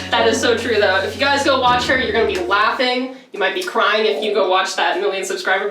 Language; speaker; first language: English; native; English